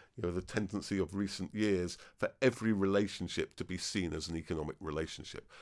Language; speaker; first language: English; native; English